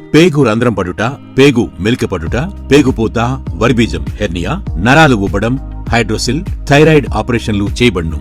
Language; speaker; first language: Telugu; native; Telugu